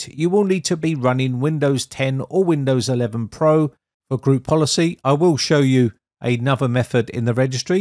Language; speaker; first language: English; native; English